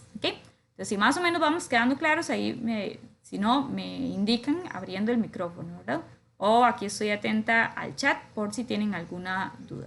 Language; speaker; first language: Spanish; native; Spanish